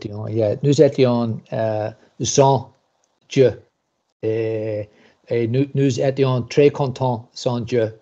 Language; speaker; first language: French; non-native, learner; English